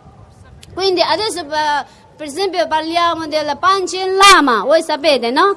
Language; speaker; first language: Italian; non-native, fluent; Tibetan